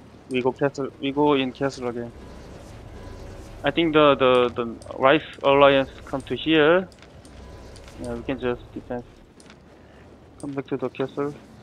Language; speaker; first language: English; non-native, learner; Korean